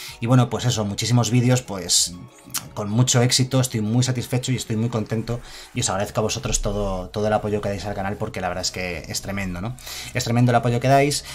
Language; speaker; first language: Spanish; native; Spanish